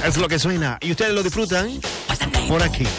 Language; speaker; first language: Spanish; native; Spanish